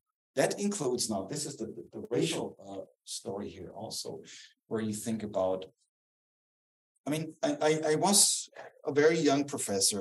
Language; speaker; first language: English; non-native, fluent; German